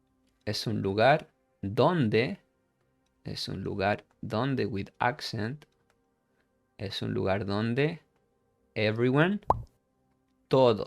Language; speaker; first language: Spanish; non-native, fluent; English